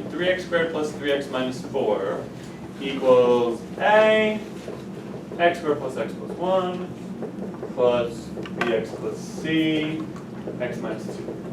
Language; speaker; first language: English; native; English